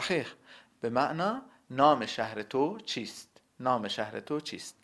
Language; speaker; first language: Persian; non-native, fluent; Arabic